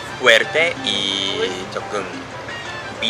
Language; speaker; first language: Spanish; non-native, learner; Japanese